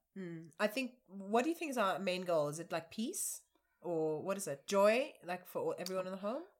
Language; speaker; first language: English; native; English